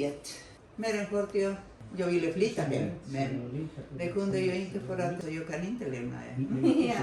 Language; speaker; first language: Swedish; non-native, fluent; Spanish